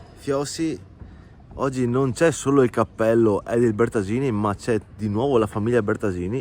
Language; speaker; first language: Italian; native; Italian